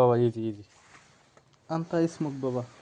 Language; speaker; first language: Arabic; non-native, learner; Bangla